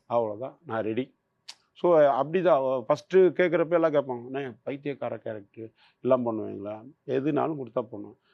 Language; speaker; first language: Tamil; native; Tamil